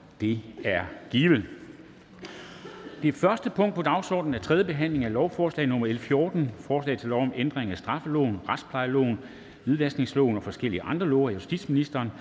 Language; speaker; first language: Danish; native; Danish